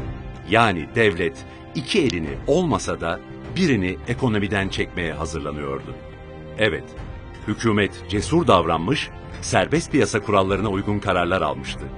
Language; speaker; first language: Turkish; native; Turkish